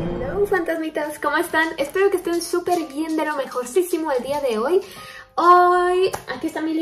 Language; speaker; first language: Spanish; native; Spanish